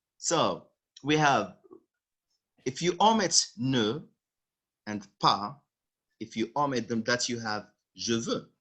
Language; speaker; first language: English; non-native, fluent; Arabic